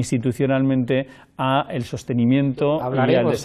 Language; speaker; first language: Spanish; native; Spanish